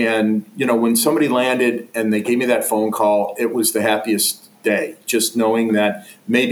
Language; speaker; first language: English; native; English